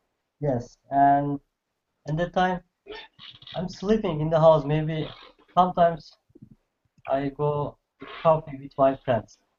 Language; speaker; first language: English; non-native, learner; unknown